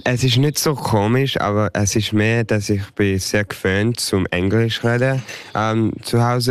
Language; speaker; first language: German; early bilingual, heritage; English